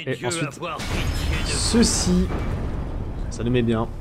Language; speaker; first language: French; native; French